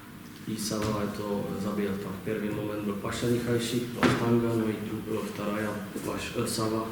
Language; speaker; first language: Russian; non-native, learner; Czech